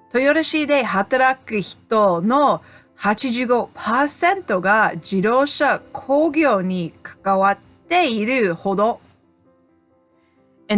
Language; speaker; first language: Japanese; non-native, fluent; English